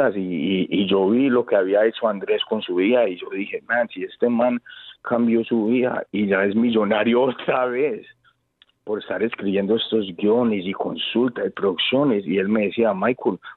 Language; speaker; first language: Spanish; early bilingual, heritage; Spanish